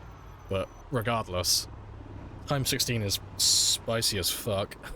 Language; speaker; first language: English; native; English